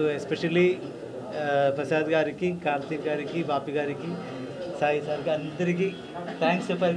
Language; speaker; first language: Telugu; non-native, local second language; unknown